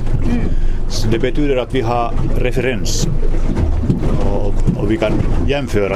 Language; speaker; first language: Swedish; non-native, local second language; Finnish